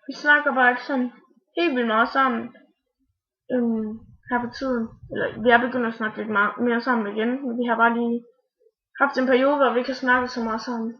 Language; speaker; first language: Danish; native; Danish